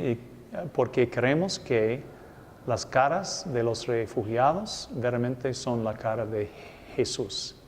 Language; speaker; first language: Spanish; non-native, fluent; English